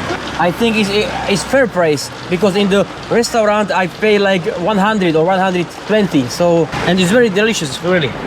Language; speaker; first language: English; non-native, learner; Slovak